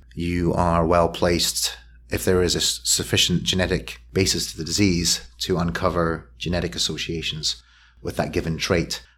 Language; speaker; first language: English; native; English